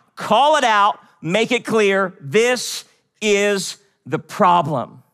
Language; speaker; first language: English; native; English